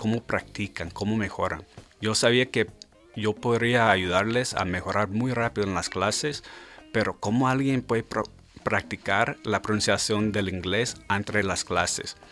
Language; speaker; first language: Spanish; non-native, fluent; English